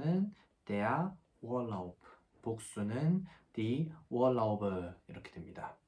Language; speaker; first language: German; non-native, fluent; Korean